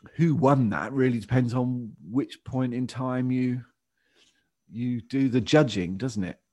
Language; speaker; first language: English; native; English